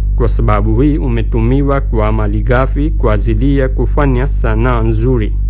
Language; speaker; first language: Swahili; non-native, fluent; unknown